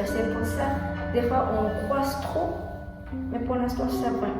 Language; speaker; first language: French; non-native, learner; Japanese